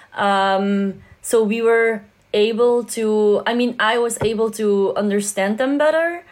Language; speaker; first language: English; non-native, fluent; Dutch